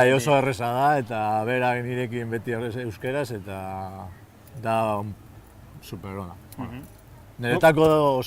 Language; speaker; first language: Basque; non-native, local second language; Spanish